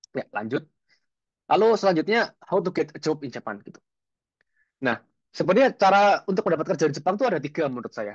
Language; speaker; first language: Indonesian; native; Indonesian